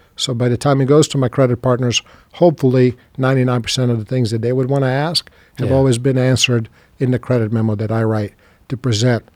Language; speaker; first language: English; non-native, fluent; Serbian